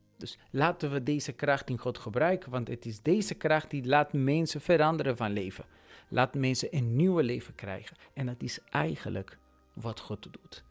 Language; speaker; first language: Dutch; non-native, fluent; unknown